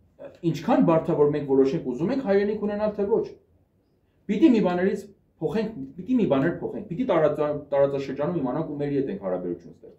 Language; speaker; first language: Armenian; native; Armenian